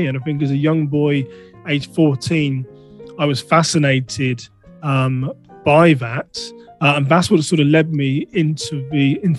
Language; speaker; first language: English; native; English